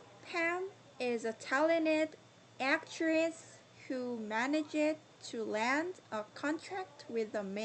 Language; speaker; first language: English; non-native, learner; Korean